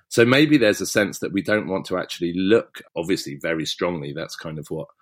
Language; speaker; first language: English; native; English